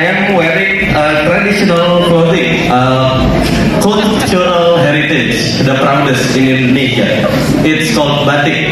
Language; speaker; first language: English; non-native, learner; Indonesian